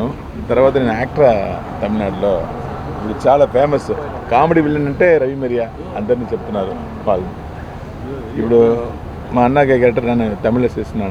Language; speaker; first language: Telugu; non-native, learner; Tamil